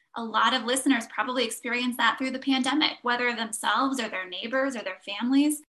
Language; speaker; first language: English; native; English